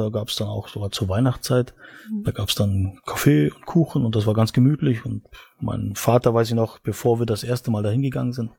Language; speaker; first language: German; native; German